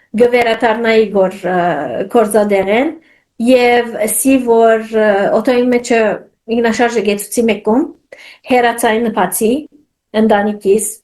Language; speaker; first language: Armenian; early bilingual, heritage; Armenian